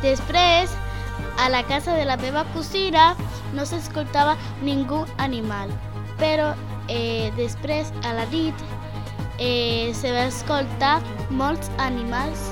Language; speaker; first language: Catalan; non-native, learner; Spanish